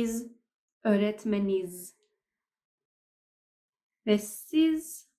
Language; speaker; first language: Turkish; non-native, fluent; English